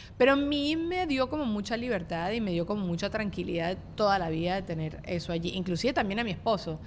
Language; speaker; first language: Spanish; native; Spanish